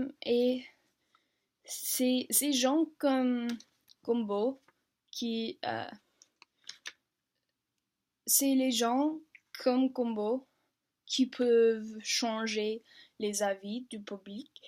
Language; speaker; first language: French; non-native, learner; English